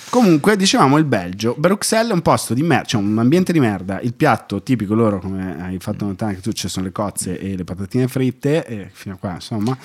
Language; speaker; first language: Italian; native; Italian